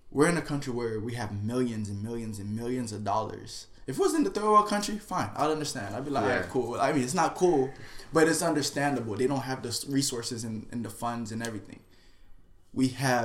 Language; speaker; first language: English; non-native, fluent; Haitian Creole